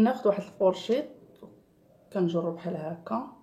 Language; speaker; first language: Arabic; native; Arabic